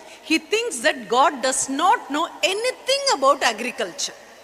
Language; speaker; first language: English; non-native, local second language; Tamil